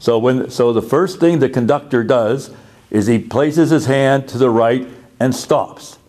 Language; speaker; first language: English; native; English